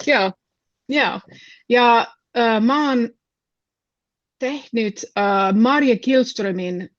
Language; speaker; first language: Finnish; non-native, fluent; English